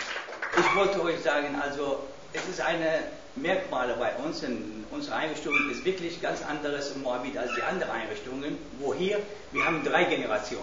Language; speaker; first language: German; non-native, learner; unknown